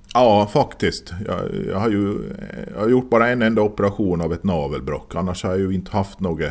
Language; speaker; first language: Swedish; native; Swedish